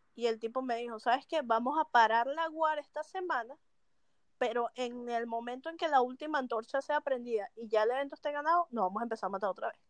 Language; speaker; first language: Spanish; native; Spanish